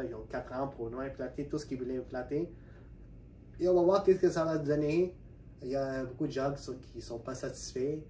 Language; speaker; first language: French; non-native, fluent; Spanish